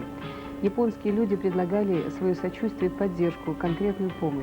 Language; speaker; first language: Russian; native; Russian